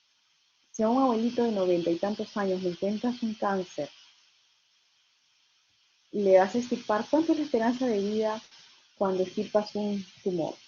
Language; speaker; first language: Spanish; native; Spanish